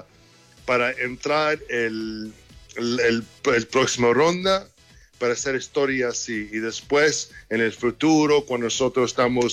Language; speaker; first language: Spanish; early bilingual, heritage; English